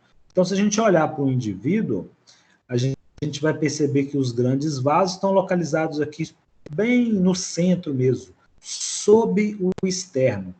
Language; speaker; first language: Portuguese; native; Portuguese